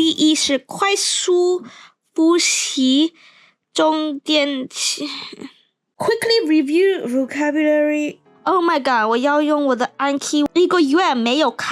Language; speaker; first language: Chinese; non-native, learner; English